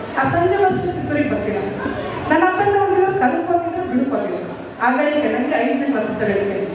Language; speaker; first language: Kannada; native; Kannada